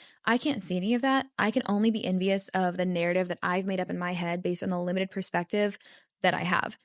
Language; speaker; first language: English; native; English